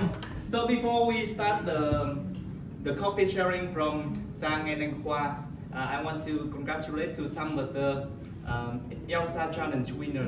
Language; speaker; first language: English; non-native, learner; Vietnamese